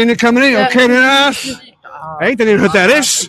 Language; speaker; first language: Welsh; native; Welsh